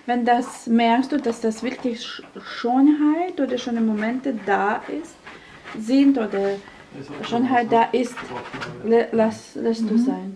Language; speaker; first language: German; non-native, fluent; Russian